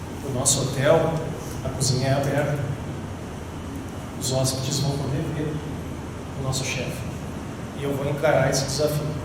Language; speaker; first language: Portuguese; native; Portuguese